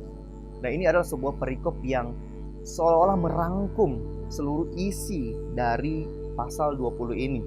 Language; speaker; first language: Indonesian; native; Indonesian